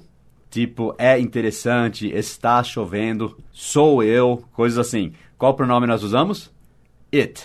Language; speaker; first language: Portuguese; non-native, fluent; English